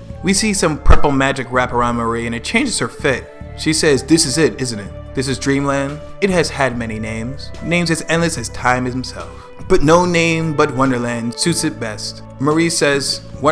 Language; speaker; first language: English; native; English